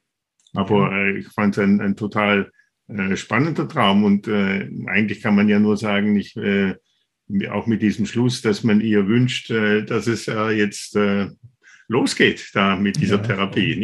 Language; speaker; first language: German; native; German